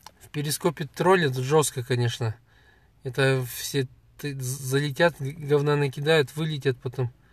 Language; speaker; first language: Russian; native; Russian